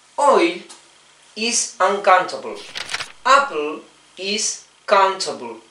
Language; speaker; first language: English; non-native, fluent; Spanish